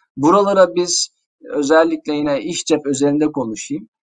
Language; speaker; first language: Turkish; native; Turkish